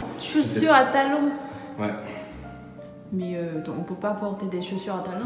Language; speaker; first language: French; non-native, learner; Korean